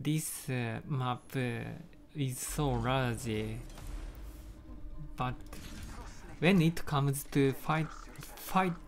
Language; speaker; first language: English; non-native, learner; Japanese